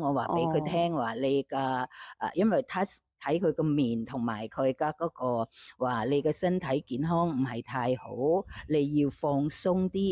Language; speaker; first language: Cantonese; non-native, fluent; Thai